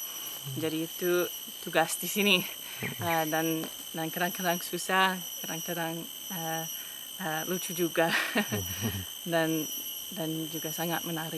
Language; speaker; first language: Indonesian; non-native, fluent; English